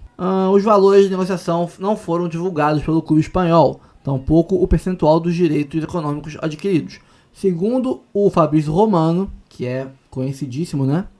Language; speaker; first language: Portuguese; native; Portuguese